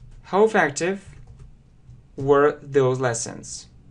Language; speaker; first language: English; non-native, fluent; Russian